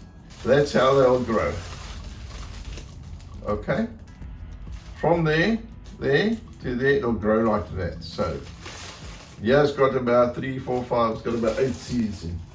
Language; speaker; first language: English; native; English